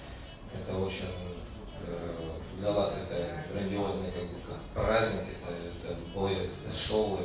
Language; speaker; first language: Russian; native; Russian